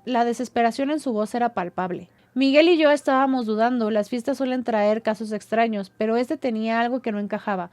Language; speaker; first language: Spanish; native; Spanish